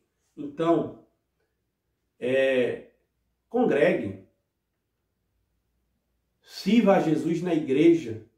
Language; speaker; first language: Portuguese; native; Portuguese